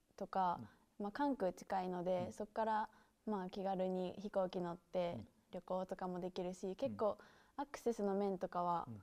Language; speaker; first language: Japanese; native; Japanese